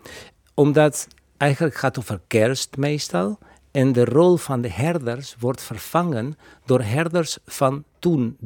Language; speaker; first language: Dutch; non-native, fluent; Spanish